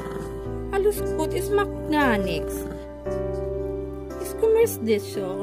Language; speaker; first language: German; non-native, learner; Filipino